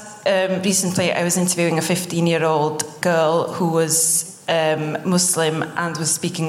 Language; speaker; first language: English; non-native, local second language; Welsh